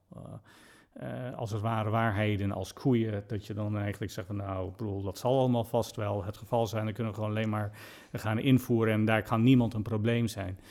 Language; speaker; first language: Dutch; non-native, fluent; English